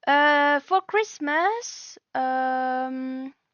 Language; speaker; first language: English; non-native, learner; French